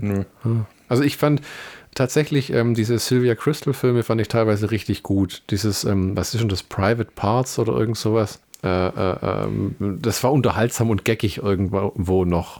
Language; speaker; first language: German; native; German